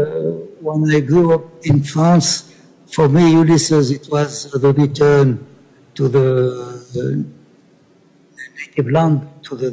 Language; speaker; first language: English; non-native, learner; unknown